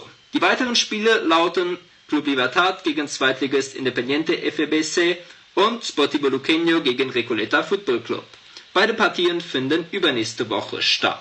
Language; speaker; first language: German; native; German